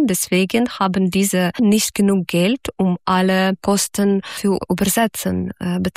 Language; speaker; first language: German; non-native, fluent; Ukrainian